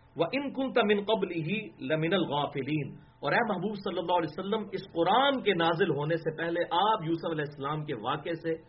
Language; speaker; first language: Urdu; non-native, local second language; Punjabi